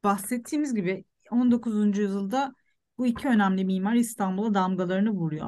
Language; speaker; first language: Turkish; native; Turkish